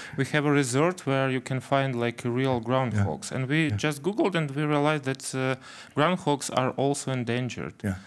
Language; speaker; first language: English; non-native, fluent; Ukrainian